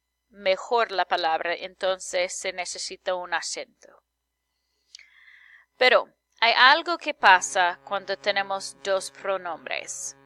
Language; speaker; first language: Spanish; non-native, fluent; English